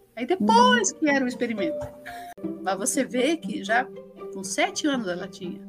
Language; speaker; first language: Portuguese; early bilingual, other home language; Spanish